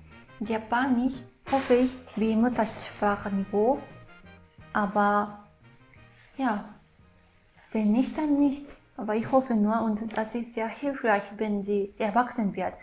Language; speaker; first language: German; non-native, fluent; Japanese